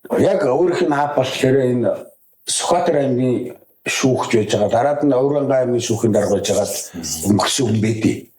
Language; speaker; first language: Mongolian; native; Mongolian